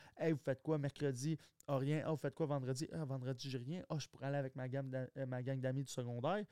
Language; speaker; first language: French; early bilingual, other home language; English